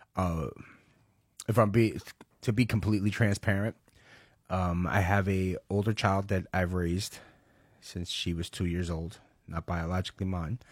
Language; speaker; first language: English; early bilingual, other home language; Spanish